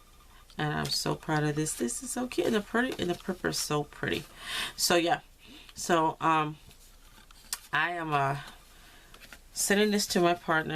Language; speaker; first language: English; native; English